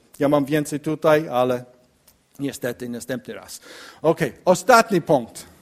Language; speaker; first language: Polish; non-native, learner; English